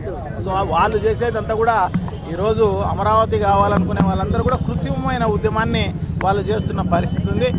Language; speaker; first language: Telugu; native; Telugu